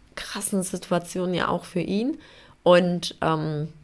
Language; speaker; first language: German; non-native, fluent; Polish